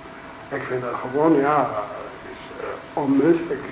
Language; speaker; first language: Dutch; non-native, learner; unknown